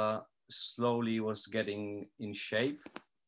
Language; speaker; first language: English; non-native, fluent; Polish